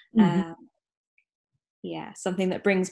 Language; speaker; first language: English; native; English